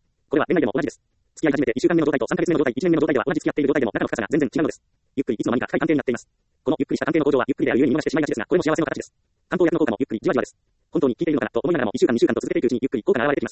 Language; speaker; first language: Japanese; native; Japanese